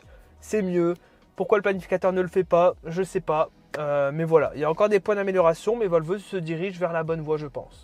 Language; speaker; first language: French; native; French